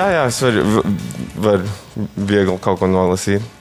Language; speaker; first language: Latvian; early bilingual, heritage; Latvian